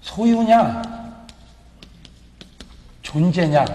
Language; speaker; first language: Korean; native; Korean